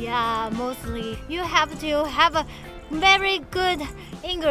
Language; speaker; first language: English; non-native, learner; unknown